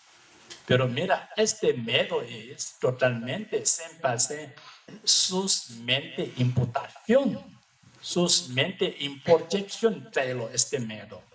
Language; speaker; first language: Spanish; non-native, learner; Tibetan